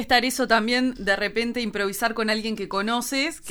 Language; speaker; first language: Spanish; native; Spanish